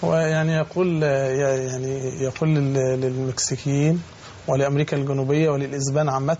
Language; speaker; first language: Arabic; native; Arabic